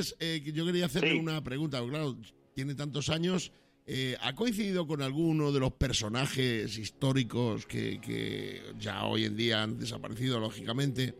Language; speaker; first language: Spanish; native; Spanish